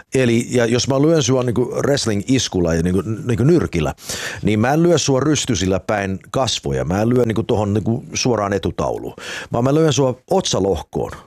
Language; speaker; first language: Finnish; early bilingual, heritage; Finnish